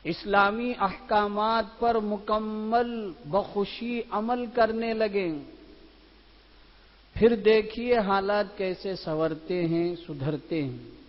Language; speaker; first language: Urdu; native; Urdu